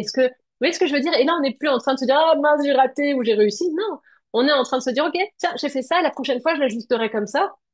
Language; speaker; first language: French; native; French